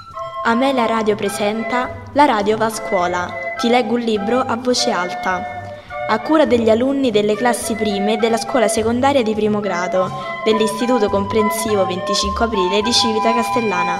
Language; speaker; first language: Italian; native; Italian